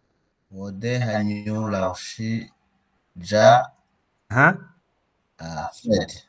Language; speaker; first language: Chinese; non-native, learner; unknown